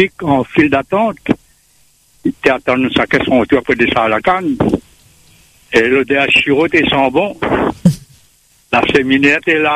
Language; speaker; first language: French; non-native, local second language; Réunion Creole French